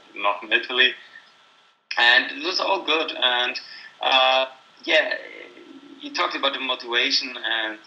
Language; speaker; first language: English; non-native, fluent; German